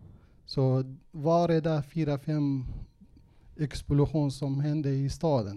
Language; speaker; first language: Swedish; non-native, local second language; Kurdish